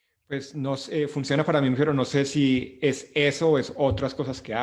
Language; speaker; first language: Spanish; native; Spanish